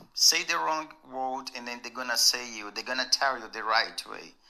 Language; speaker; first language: English; non-native, fluent; Portuguese